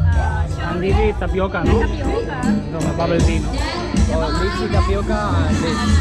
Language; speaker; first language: English; non-native, learner; Spanish